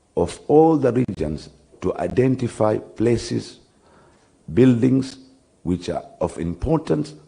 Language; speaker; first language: English; non-native, local second language; Swahili